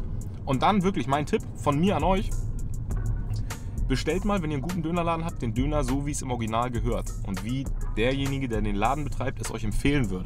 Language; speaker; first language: German; native; German